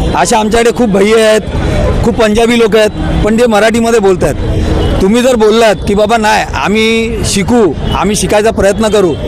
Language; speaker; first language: Marathi; non-native, local second language; Urdu